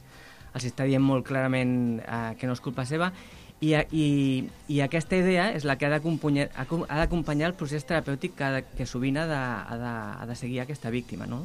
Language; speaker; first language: Catalan; native; Catalan